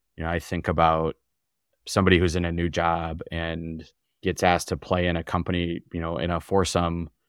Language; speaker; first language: English; native; English